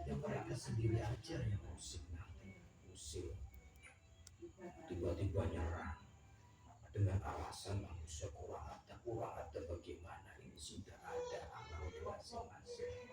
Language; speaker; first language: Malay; non-native, local second language; Javanese